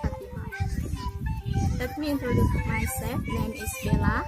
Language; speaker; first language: English; non-native, learner; Indonesian